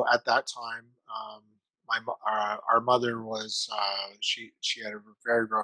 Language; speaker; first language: English; native; English